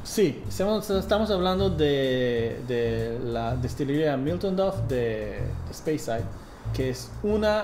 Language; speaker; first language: Spanish; non-native, fluent; English